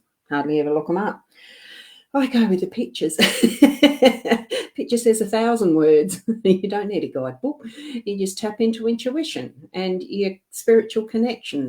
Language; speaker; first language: English; native; English